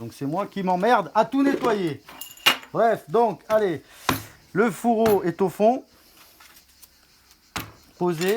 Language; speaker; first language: French; native; French